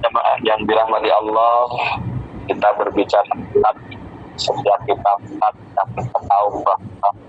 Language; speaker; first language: Indonesian; native; Indonesian